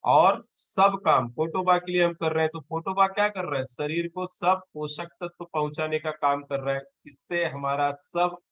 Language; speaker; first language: Hindi; non-native, local second language; Marathi